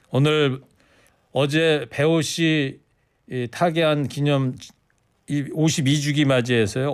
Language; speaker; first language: Korean; native; Korean